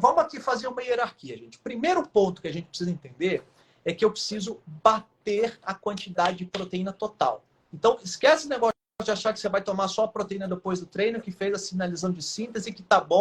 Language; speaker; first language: Portuguese; native; Portuguese